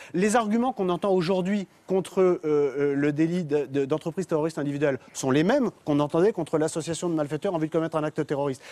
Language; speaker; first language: French; native; French